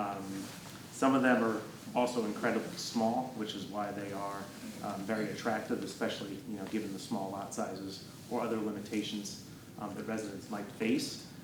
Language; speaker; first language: English; native; English